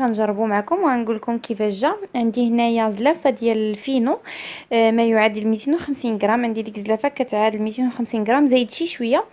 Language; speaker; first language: Arabic; native; Arabic